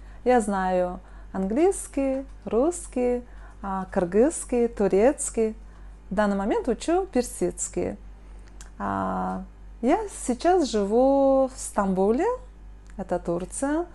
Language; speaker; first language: Russian; non-native, local second language; Kyrgyz